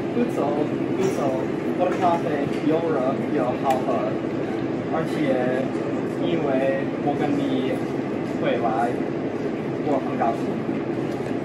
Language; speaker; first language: Chinese; non-native, learner; English